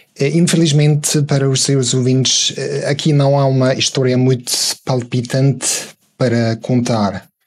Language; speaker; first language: Portuguese; non-native, fluent; German